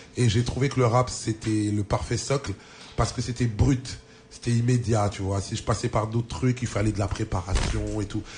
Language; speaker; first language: French; early bilingual, other home language; Lingala